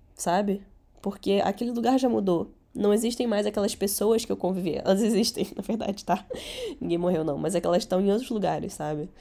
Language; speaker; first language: Portuguese; early bilingual, other home language; Catalan